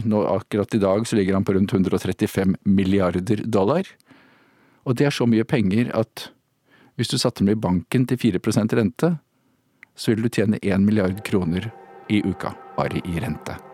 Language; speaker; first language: Norwegian; native; Norwegian